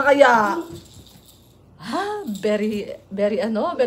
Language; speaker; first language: English; non-native, local second language; Filipino